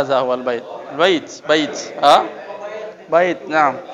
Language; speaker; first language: Arabic; non-native, fluent; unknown